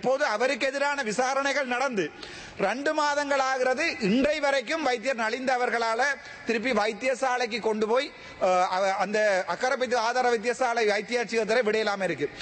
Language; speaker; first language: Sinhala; non-native, local second language; Tamil